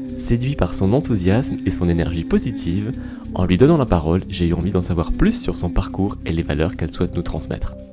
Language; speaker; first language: French; native; French